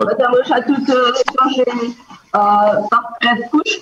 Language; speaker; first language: Russian; early bilingual, heritage; Russian